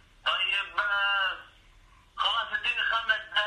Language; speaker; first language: Arabic; native; Arabic